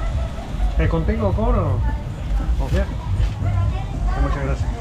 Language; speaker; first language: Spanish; non-native, learner; English